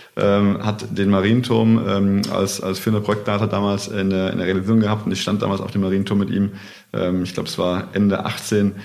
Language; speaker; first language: German; native; German